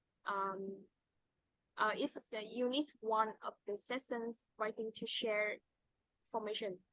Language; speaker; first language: English; non-native, fluent; Vietnamese